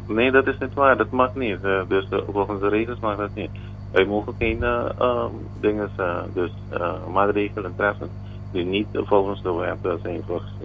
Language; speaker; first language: Dutch; non-native, local second language; Papiamento